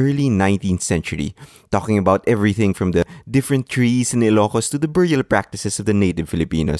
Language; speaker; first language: English; non-native, local second language; Filipino